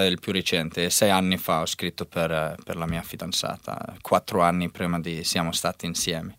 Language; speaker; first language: Italian; non-native, learner; English